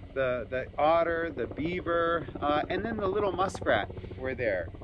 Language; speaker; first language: English; native; English